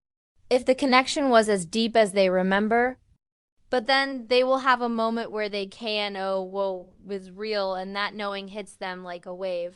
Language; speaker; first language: English; native; English